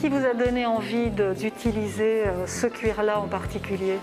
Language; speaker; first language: French; native; French